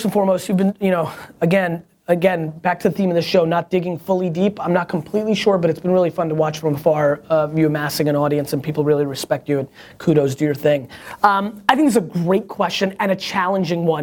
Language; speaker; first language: English; native; English